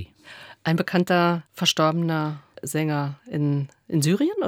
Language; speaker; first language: German; native; German